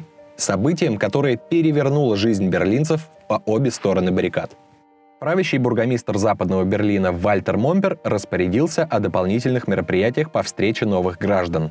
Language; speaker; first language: Russian; native; Russian